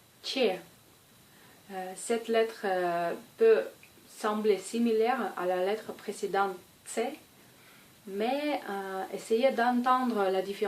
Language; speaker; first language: French; non-native, fluent; Russian